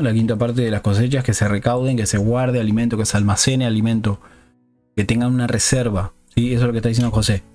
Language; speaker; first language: Spanish; native; Spanish